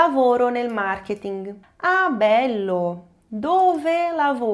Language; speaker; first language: Italian; non-native, fluent; Portuguese